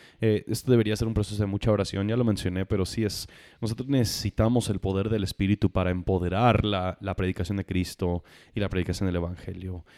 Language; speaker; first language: Spanish; non-native, fluent; English